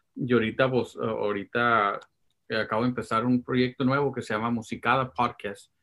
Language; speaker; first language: Spanish; early bilingual, heritage; Spanish